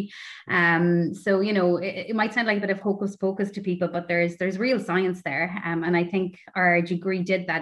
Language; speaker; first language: English; native; English